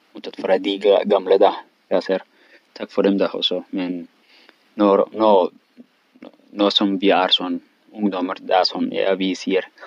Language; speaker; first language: Swedish; non-native, learner; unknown